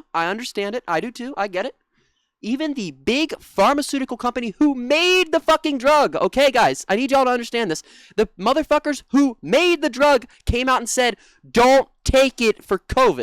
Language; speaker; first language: English; native; English